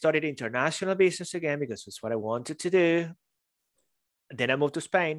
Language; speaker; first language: English; non-native, fluent; Spanish